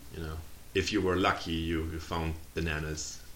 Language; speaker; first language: English; non-native, fluent; German